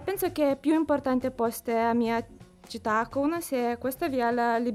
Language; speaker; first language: Italian; non-native, learner; Lithuanian